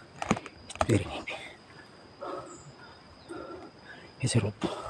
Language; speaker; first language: English; non-native, local second language; Filipino